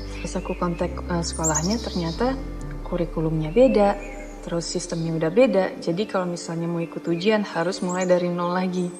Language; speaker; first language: Indonesian; non-native, fluent; Dutch